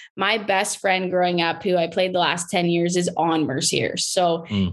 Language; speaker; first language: English; native; English